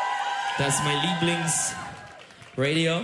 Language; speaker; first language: German; non-native, learner; Turkish